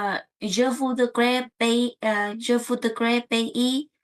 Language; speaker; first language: French; non-native, learner; Vietnamese